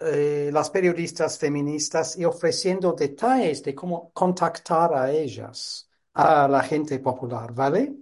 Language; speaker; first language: Spanish; non-native, fluent; English